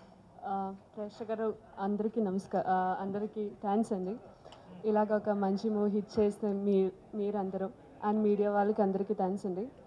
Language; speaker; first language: Telugu; non-native, learner; Malayalam